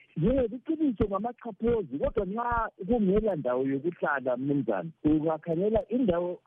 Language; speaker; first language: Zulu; non-native, local second language; Shona